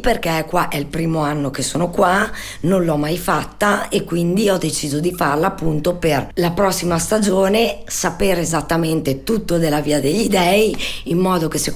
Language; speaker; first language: Italian; native; Italian